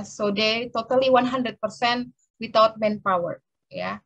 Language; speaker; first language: English; non-native, learner; Indonesian